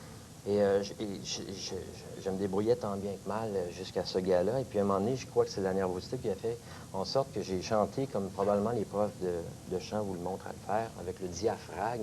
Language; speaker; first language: French; native; French